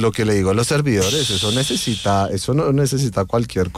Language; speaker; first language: Spanish; native; Spanish